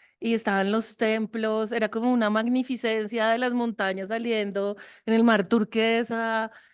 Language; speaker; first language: Spanish; early bilingual, other home language; French